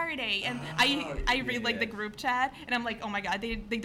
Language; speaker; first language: English; non-native, fluent; Portuguese